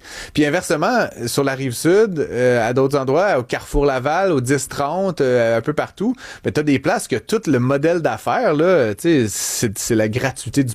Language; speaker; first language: French; native; French